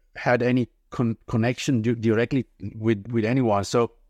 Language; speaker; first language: English; non-native, fluent; Italian